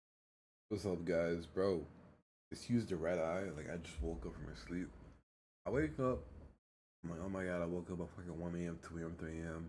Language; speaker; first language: English; early bilingual, other home language; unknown